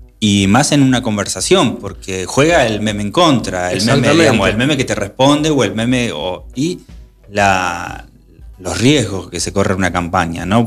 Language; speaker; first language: Spanish; native; Spanish